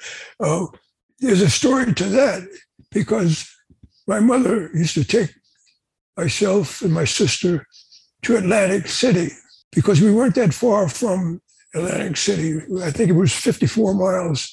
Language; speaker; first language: English; native; English